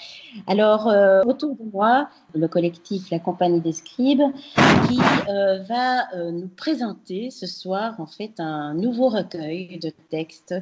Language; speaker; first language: French; native; French